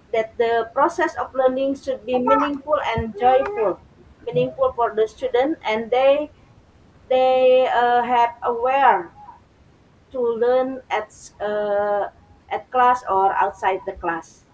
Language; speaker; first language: English; non-native, learner; Indonesian